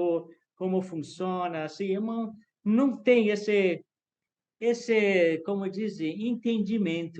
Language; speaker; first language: Portuguese; non-native, fluent; Persian